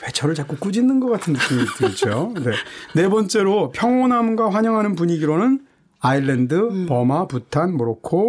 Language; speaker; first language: Korean; native; Korean